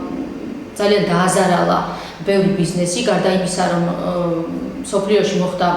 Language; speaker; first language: Georgian; native; Georgian